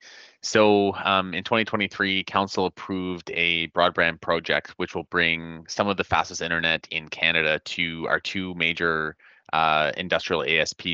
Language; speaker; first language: English; native; English